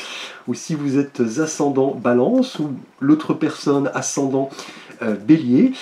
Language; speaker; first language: French; native; French